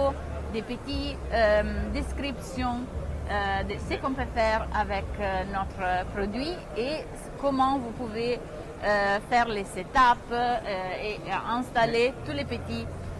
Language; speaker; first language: French; non-native, fluent; Italian